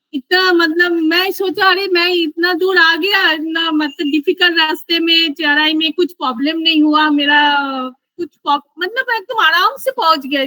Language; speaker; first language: Hindi; non-native, local second language; Bangla